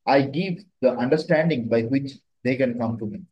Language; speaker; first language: English; non-native, local second language; Bangla